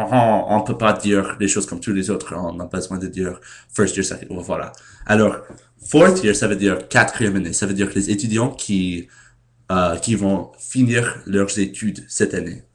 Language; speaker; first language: French; non-native, learner; English